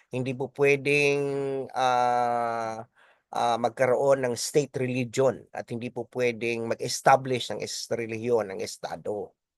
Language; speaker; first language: Filipino; non-native, local second language; Bikol